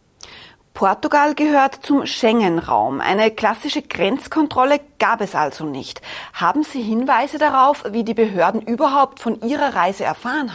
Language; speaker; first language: German; native; German